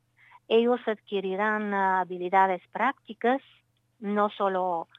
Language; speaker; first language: Spanish; non-native, learner; Bulgarian